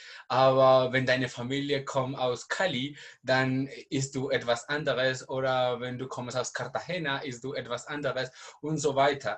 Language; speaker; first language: German; non-native, learner; Spanish